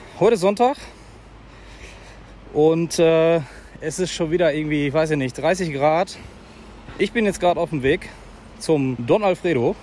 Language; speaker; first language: German; native; German